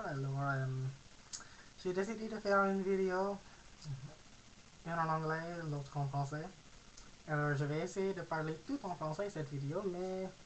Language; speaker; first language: French; non-native, learner; English